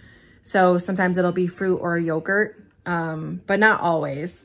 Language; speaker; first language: English; native; English